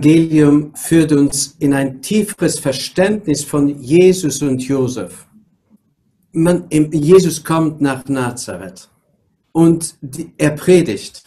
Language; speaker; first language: German; non-native, local second language; Luxembourgish